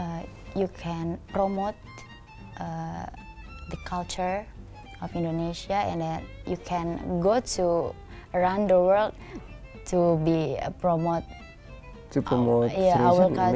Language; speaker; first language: English; non-native, learner; Indonesian